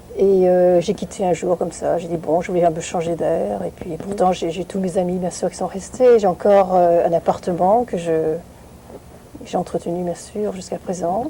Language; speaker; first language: French; non-native, fluent; Vietnamese